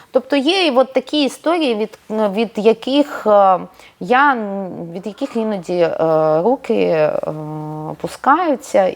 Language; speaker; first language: Ukrainian; non-native, local second language; Russian